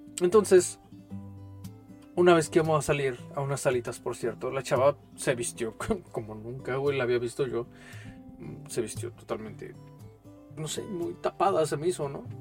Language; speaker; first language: Spanish; native; Spanish